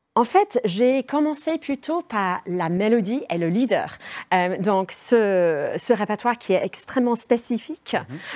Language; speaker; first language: French; non-native, fluent; English